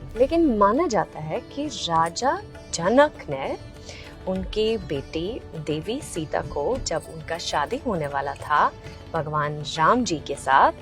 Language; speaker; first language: Hindi; native; Hindi